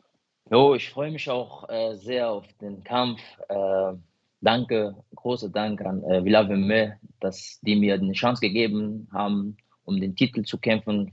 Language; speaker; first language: German; non-native, fluent; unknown